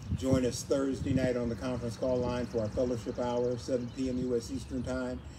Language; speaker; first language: English; native; English